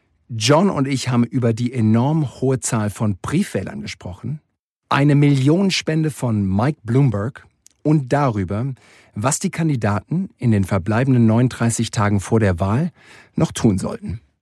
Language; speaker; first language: German; native; German